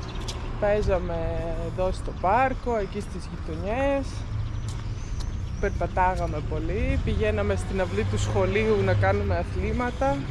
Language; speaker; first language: Greek; non-native, fluent; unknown